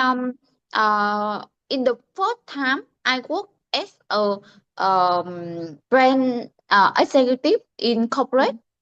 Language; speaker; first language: English; non-native, learner; Vietnamese